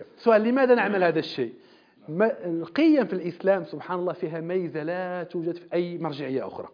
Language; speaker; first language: Arabic; native; Arabic